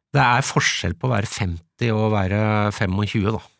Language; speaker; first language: Norwegian; early bilingual, other home language; English